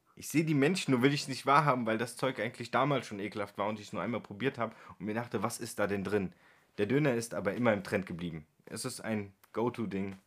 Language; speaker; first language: German; early bilingual, other home language; Turkish